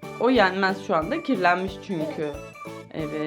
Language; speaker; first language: Turkish; native; Turkish